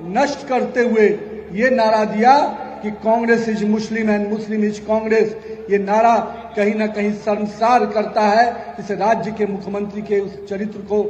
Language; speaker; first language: Hindi; native; Hindi